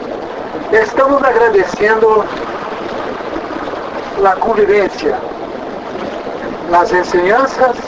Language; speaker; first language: Spanish; non-native, learner; Portuguese